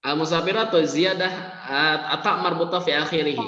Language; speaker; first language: Arabic; non-native, fluent; Indonesian